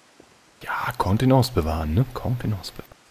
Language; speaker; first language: German; native; German